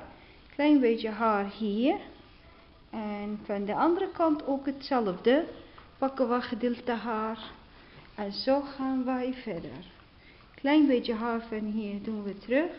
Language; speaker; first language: Dutch; non-native, learner; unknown